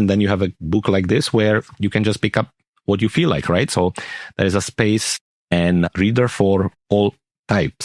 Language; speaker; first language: English; non-native, fluent; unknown